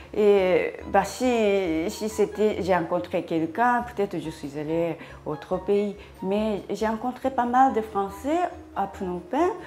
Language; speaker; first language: French; non-native, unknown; Japanese